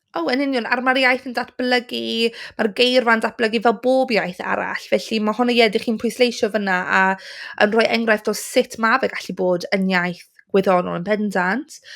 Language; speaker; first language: Welsh; non-native, local second language; English